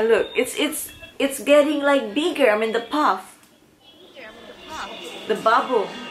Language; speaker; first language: English; non-native, fluent; Indonesian